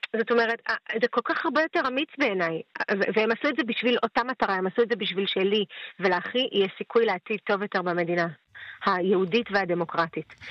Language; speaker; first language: Hebrew; early bilingual, other home language; Russian